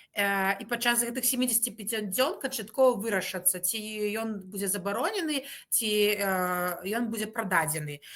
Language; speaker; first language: Belarusian; native; Belarusian